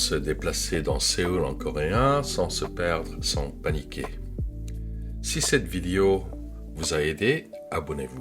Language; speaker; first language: French; non-native, fluent; Korean